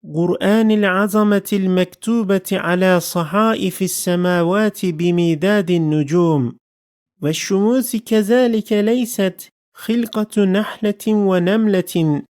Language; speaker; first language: Arabic; non-native, fluent; Turkish